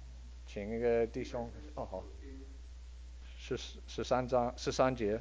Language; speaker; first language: Chinese; early bilingual, heritage; Chinese